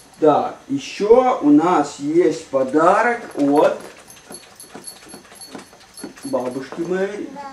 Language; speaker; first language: Russian; native; Russian